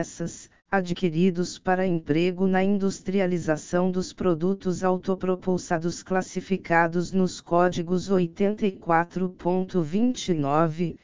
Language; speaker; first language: Portuguese; native; Portuguese